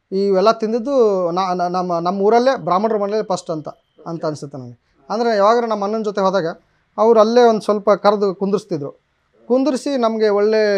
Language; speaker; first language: Kannada; native; Kannada